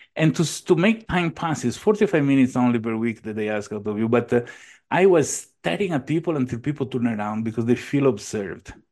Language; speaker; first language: English; non-native, fluent; Italian